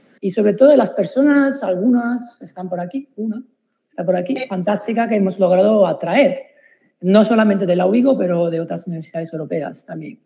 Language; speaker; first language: Spanish; non-native, fluent; Italian